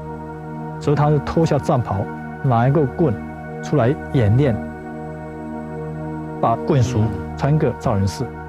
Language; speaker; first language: Chinese; native; Chinese